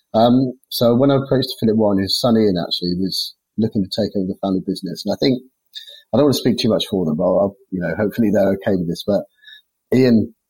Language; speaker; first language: English; native; English